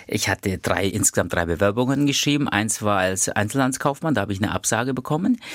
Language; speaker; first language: German; early bilingual, other home language; Turkish